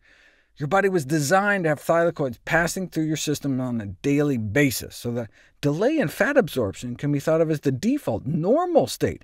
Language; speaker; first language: English; native; English